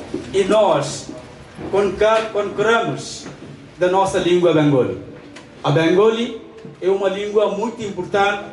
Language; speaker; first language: Portuguese; non-native, learner; Bangla